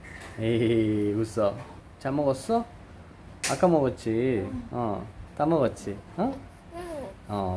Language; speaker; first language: Korean; non-native, learner; Spanish